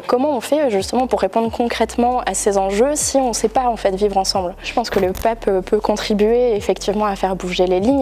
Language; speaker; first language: French; native; French